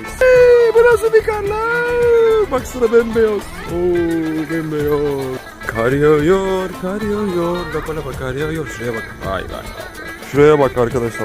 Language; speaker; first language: Turkish; native; Turkish